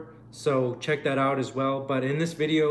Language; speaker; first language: English; native; English